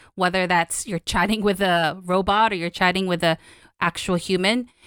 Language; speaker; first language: English; non-native, local second language; Filipino